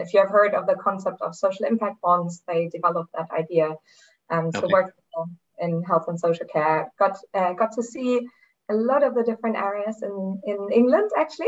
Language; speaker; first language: English; non-native, fluent; German